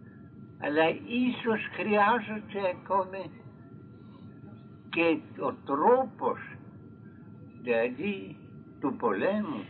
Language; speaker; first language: Greek; non-native, fluent; Russian